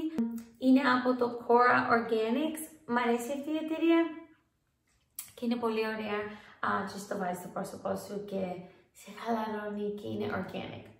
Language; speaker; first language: Greek; early bilingual, heritage; English